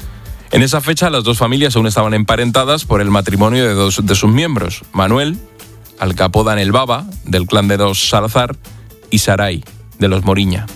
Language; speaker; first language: Spanish; native; Spanish